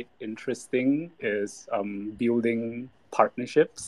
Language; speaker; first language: English; non-native, local second language; Malay